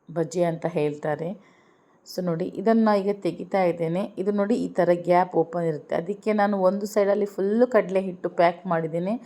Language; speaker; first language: Kannada; non-native, local second language; Urdu